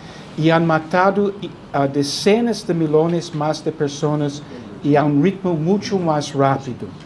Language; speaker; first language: Spanish; non-native, fluent; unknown